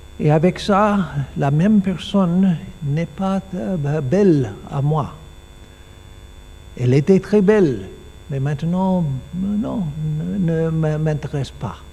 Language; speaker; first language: French; non-native, learner; English